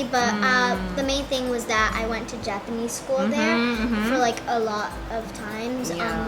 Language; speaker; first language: English; non-native, fluent; Japanese